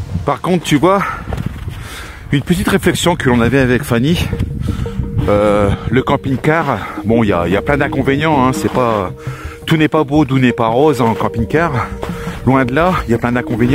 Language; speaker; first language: French; native; French